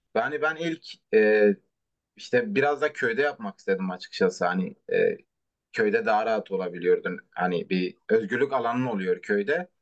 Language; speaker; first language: Turkish; non-native, local second language; Kurdish